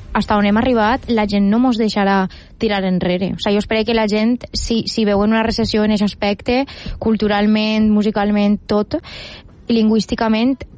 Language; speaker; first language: Catalan; native; Catalan